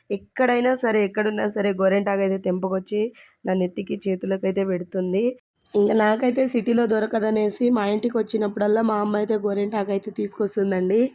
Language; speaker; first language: Telugu; native; Telugu